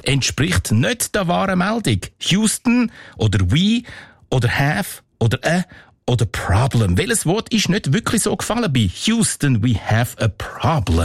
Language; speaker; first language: German; native; German